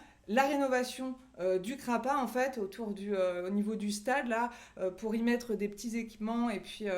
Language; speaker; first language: French; native; French